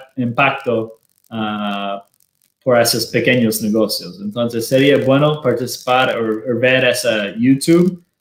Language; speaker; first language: Spanish; non-native, fluent; Portuguese